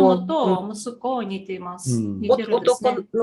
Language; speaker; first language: Japanese; non-native, fluent; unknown